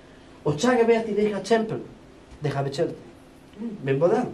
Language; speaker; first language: Danish; non-native, fluent; Spanish